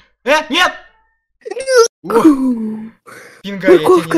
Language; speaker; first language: Russian; native; Russian